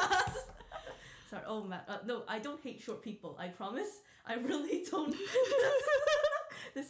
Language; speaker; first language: English; native; English